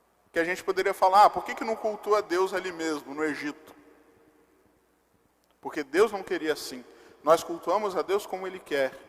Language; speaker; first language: Portuguese; native; Portuguese